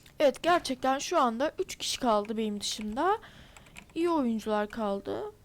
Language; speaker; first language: Turkish; native; Turkish